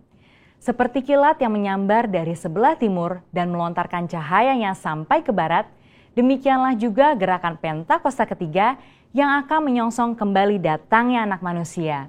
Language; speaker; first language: Indonesian; native; Indonesian